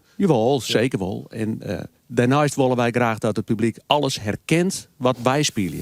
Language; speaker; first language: Dutch; non-native, local second language; Western Frisian